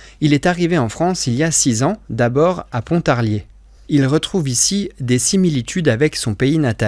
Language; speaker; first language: French; native; French